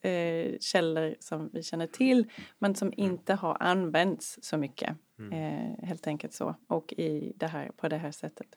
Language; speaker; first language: Swedish; non-native, fluent; English